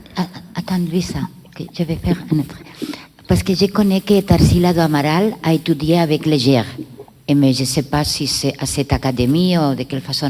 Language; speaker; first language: French; non-native, learner; Catalan